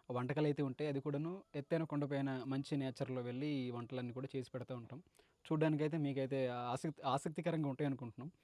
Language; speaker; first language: Telugu; native; Telugu